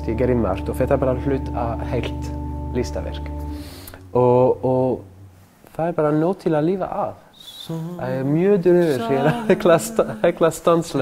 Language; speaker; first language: Icelandic; non-native, learner; French